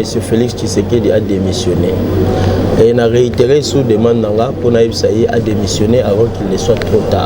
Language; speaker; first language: French; non-native, local second language; Lingala